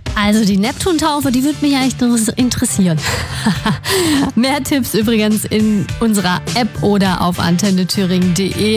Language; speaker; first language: German; native; German